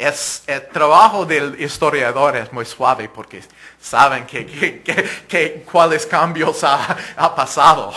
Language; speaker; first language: Spanish; non-native, fluent; English